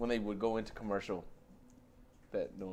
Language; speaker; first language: English; native; English